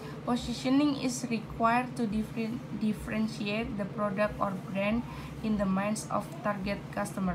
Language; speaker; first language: English; non-native, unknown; Indonesian